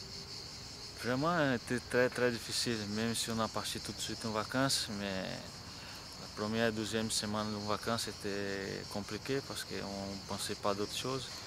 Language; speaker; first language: French; non-native, fluent; Portuguese